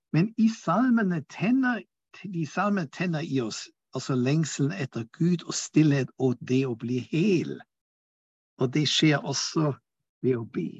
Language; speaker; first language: Norwegian; non-native, fluent; German